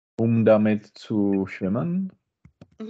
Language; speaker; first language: German; non-native, learner; Czech